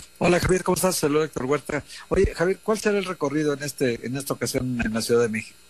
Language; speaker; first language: Spanish; native; Spanish